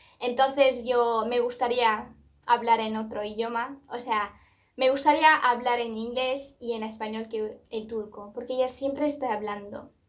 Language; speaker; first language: Spanish; non-native, fluent; Turkish